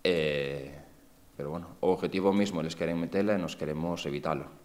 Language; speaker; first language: Spanish; native; Spanish